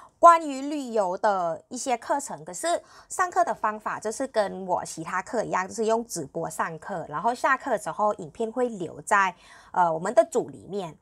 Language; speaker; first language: Chinese; non-native, fluent; Thai